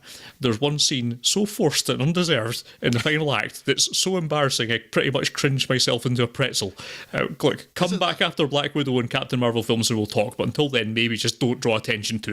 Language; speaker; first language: English; native; English